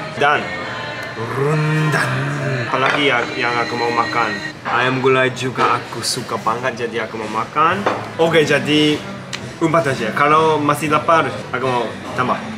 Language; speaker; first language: Indonesian; non-native, fluent; Japanese